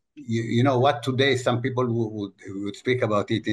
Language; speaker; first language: English; non-native, fluent; Hebrew